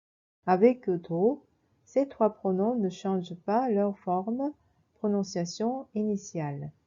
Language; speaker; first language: French; non-native, fluent; Korean